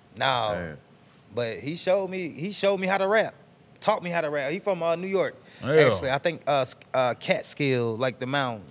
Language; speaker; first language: English; native; English